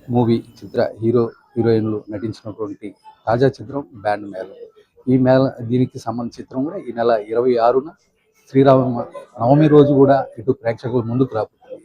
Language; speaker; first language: Telugu; native; Telugu